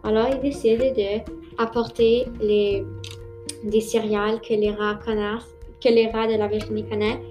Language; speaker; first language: French; non-native, local second language; English